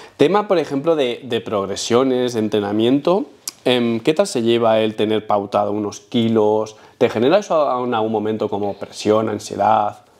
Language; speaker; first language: Spanish; native; Spanish